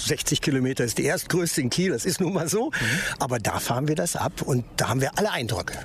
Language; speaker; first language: German; native; German